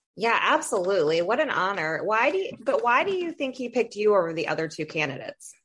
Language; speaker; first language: English; native; English